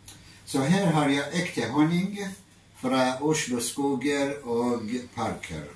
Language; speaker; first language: Norwegian; non-native, fluent; Arabic